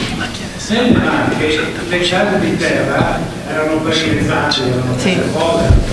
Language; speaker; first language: Italian; native; Italian